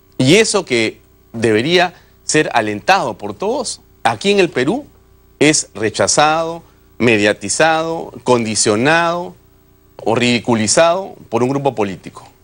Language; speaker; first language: Spanish; native; Spanish